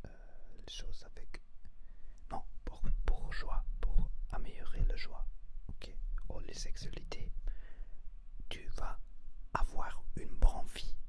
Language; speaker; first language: French; non-native, learner; Spanish